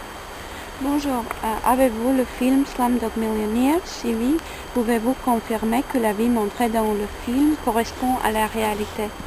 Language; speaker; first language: French; non-native, fluent; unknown